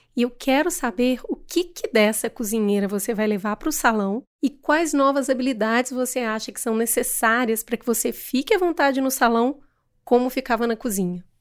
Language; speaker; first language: Portuguese; native; Portuguese